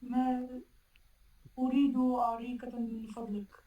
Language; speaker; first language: Arabic; non-native, learner; English